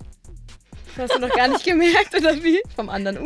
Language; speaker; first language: German; native; German